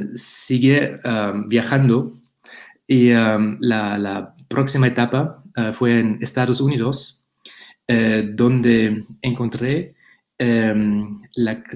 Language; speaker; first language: Spanish; non-native, fluent; German